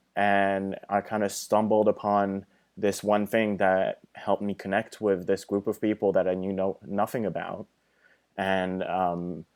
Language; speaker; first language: English; non-native, fluent; French